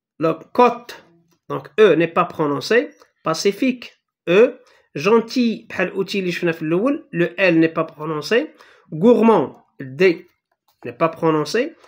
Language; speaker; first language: French; non-native, local second language; Arabic